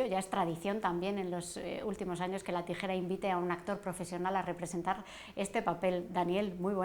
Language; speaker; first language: Spanish; native; Spanish